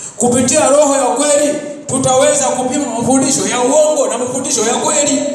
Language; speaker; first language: Swahili; non-native, local second language; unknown